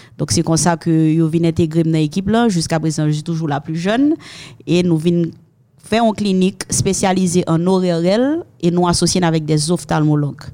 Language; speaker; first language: French; non-native, local second language; Haitian Creole